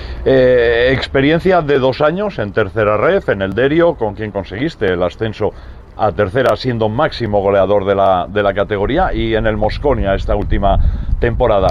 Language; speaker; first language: Spanish; native; Spanish